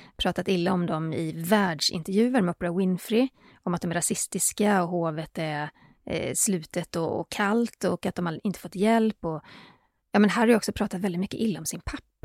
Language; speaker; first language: Swedish; native; Swedish